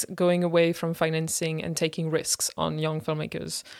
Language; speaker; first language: English; non-native, fluent; French